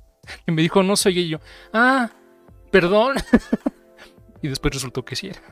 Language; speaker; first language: Spanish; native; Spanish